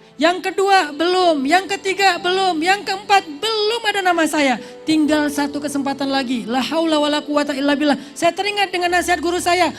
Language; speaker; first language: Indonesian; native; Indonesian